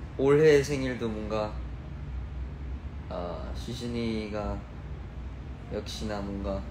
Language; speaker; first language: Korean; early bilingual, heritage; Korean